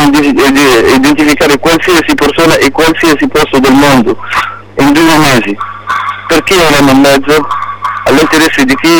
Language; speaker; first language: Italian; non-native, local second language; Arabic